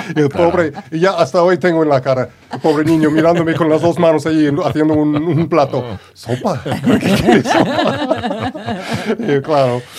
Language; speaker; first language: Spanish; non-native, fluent; English